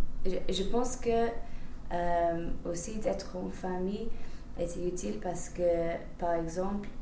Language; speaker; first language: French; non-native, fluent; English